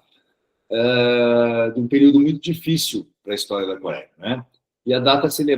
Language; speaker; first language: Portuguese; early bilingual, other home language; Korean